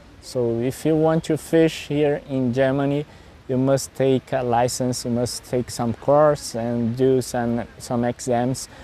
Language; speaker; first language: English; non-native, fluent; Portuguese